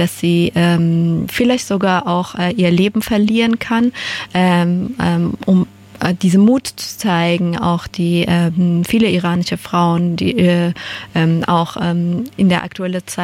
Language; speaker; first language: German; non-native, fluent; Persian